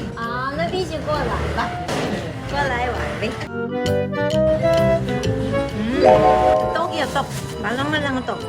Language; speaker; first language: Chinese; non-native, learner; Korean